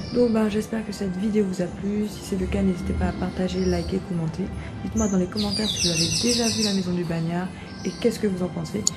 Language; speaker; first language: French; native; French